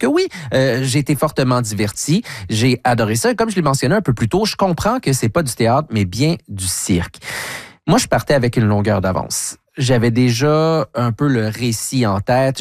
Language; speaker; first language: French; native; French